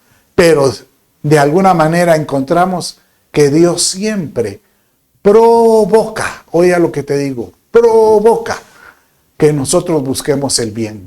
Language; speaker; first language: Spanish; native; Spanish